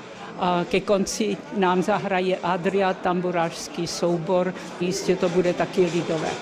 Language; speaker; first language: Czech; early bilingual, other home language; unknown